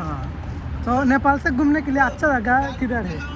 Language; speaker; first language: Hindi; non-native, learner; Bangla